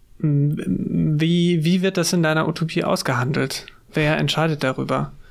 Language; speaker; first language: German; native; German